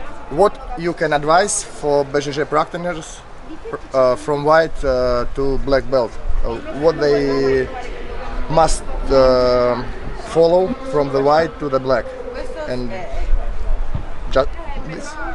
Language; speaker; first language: English; non-native, learner; Russian